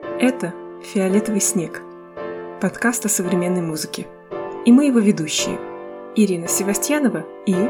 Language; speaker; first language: Russian; native; Russian